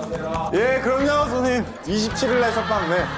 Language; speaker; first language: Korean; native; Korean